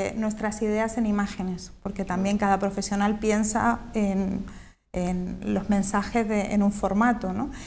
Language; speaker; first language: Spanish; native; Spanish